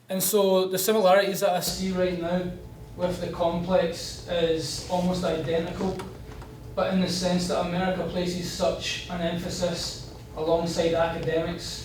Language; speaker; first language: English; native; English